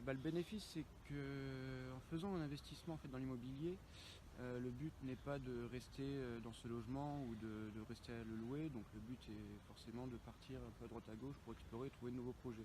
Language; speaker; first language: French; native; French